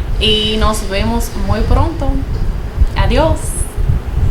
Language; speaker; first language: Spanish; non-native, learner; English